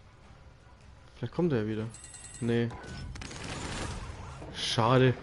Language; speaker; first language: German; native; German